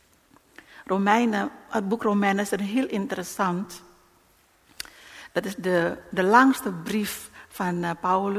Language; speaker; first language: Dutch; non-native, learner; Indonesian